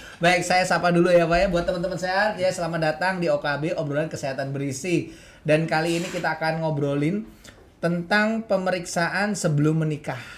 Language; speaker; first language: Indonesian; native; Indonesian